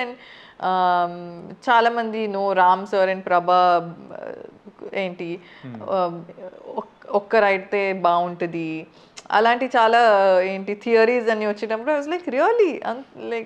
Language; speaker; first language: Telugu; non-native, fluent; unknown